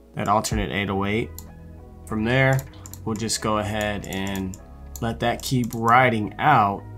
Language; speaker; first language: English; native; English